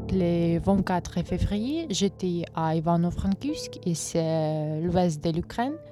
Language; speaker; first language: French; non-native, fluent; Ukrainian